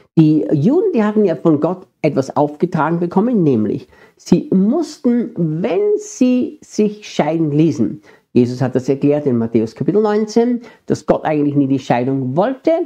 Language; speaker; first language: German; native; German